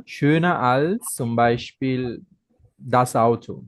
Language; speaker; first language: German; non-native, fluent; Bangla